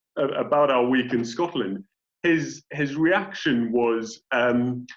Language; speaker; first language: English; native; English